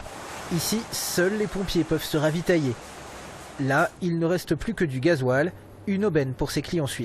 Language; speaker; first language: French; native; French